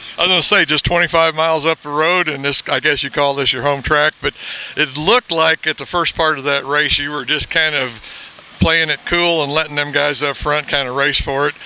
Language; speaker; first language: English; native; English